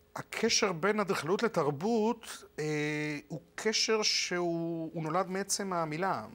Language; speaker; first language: Hebrew; non-native, fluent; Spanish